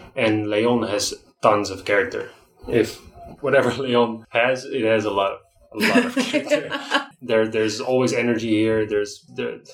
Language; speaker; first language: English; non-native, fluent; Dutch